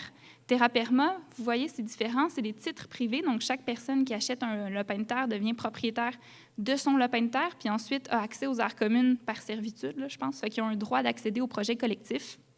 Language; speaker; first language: French; native; French